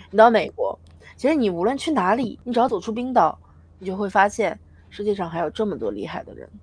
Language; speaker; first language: Chinese; native; Chinese